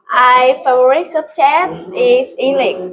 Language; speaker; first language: English; non-native, learner; Vietnamese